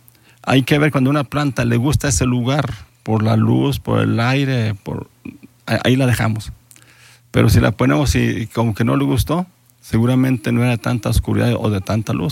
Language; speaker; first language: Spanish; native; Spanish